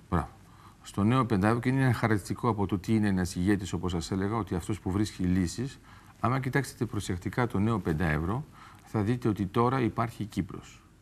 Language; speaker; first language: Greek; early bilingual, heritage; Greek